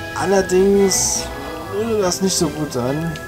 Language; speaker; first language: German; native; German